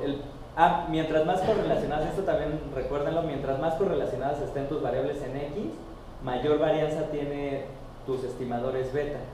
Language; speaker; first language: Spanish; native; Spanish